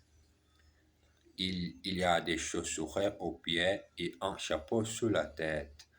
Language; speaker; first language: French; non-native, learner; German